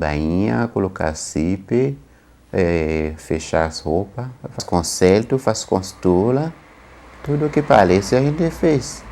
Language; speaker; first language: Portuguese; non-native, learner; Haitian Creole